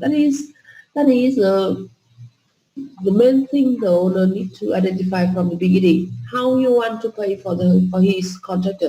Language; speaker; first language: English; non-native, fluent; Vietnamese